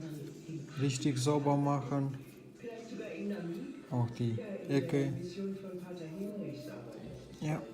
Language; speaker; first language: German; non-native, learner; Urdu